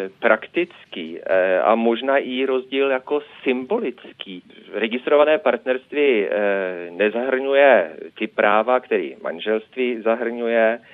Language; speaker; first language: Czech; non-native, fluent; Norwegian